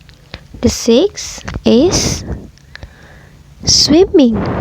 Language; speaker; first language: English; non-native, fluent; Indonesian